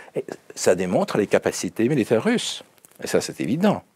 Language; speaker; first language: French; non-native, fluent; Russian